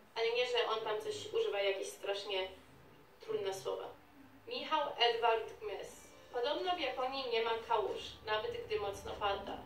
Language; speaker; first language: Polish; early bilingual, heritage; Polish